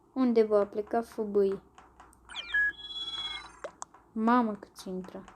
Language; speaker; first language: Romanian; native; Romanian